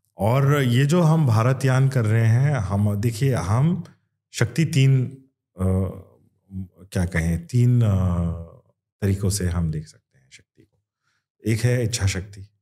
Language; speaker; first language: Hindi; non-native, local second language; Kannada